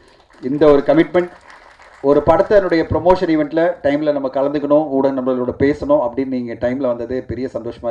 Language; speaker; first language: Tamil; native; Tamil